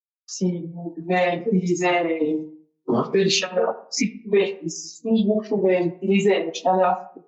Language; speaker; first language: French; non-native, fluent; English